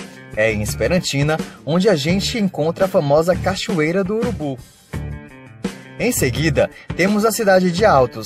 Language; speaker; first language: Portuguese; native; Portuguese